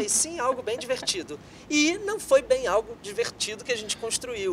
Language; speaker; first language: Portuguese; native; Portuguese